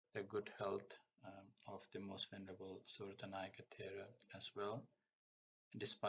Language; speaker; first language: English; non-native, local second language; Sinhala